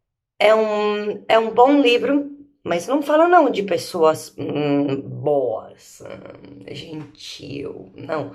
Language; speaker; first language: Portuguese; native; Portuguese